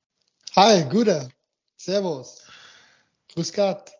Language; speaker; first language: German; non-native, fluent; English